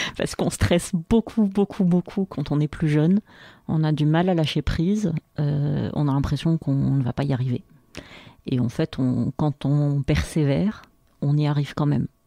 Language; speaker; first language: French; non-native, local second language; Arabic